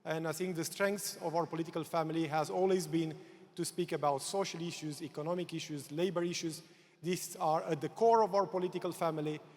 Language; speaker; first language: English; non-native, fluent; Romanian